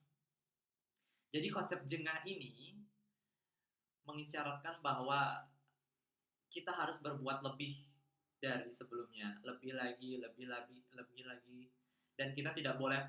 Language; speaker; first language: Indonesian; non-native, local second language; Balinese